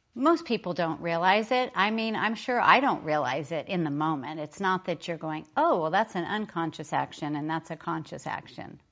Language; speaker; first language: English; native; English